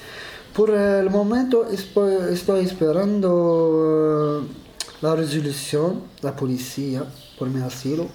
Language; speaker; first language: Spanish; non-native, learner; Arabic